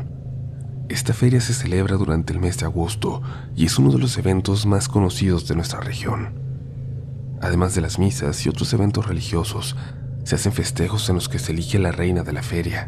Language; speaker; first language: Spanish; native; Spanish